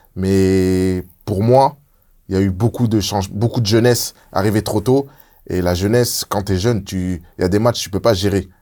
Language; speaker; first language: French; early bilingual, other home language; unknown